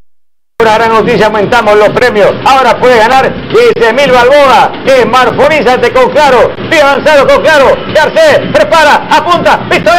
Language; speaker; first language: Spanish; native; Spanish